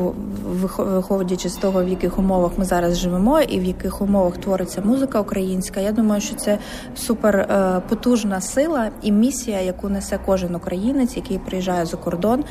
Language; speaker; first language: Ukrainian; native; Ukrainian